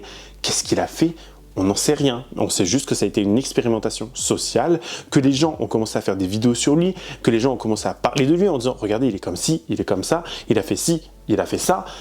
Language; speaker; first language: French; native; French